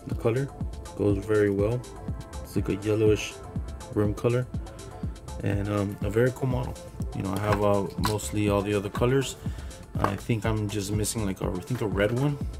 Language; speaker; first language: English; early bilingual, other home language; Spanish